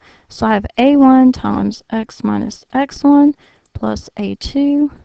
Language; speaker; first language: English; native; English